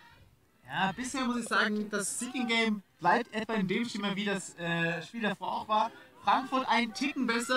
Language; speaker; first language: German; native; German